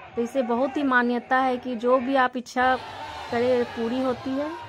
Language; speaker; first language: Hindi; native; Hindi